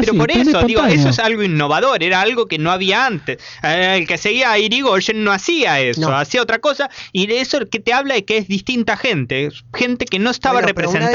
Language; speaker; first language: Spanish; native; Spanish